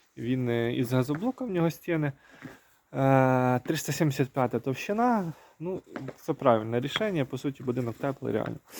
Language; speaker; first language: Ukrainian; non-native, local second language; Russian